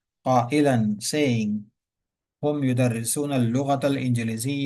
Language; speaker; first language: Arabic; non-native, fluent; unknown